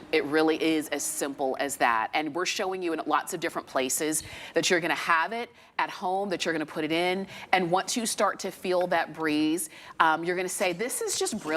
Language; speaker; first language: English; native; English